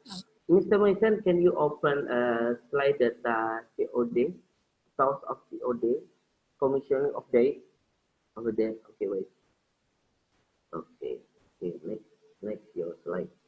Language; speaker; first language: English; non-native, learner; Indonesian